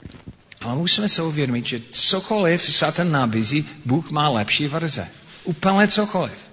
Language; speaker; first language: Czech; non-native, fluent; English